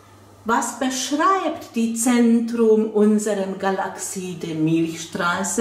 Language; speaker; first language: German; non-native, fluent; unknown